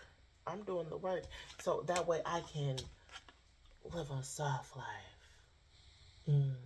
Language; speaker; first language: English; native; English